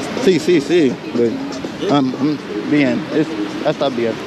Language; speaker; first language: Spanish; non-native, learner; English